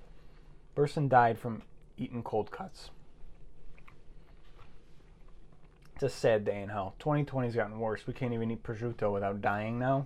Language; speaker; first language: English; native; English